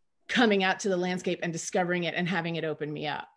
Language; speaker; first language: English; native; English